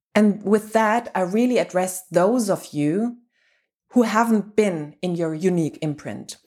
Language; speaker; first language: English; non-native, fluent; German